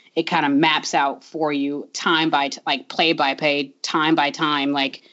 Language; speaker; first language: English; native; English